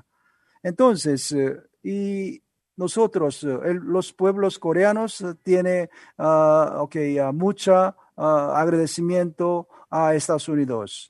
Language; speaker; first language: Spanish; non-native, learner; Korean